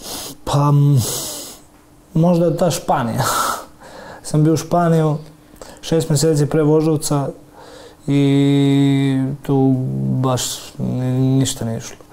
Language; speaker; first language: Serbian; early bilingual, heritage; Serbian